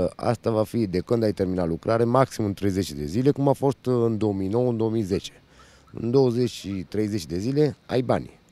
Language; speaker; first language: Romanian; non-native, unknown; Italian